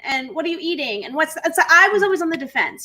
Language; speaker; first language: English; native; English